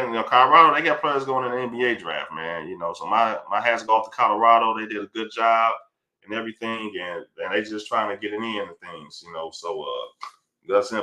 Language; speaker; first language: English; native; English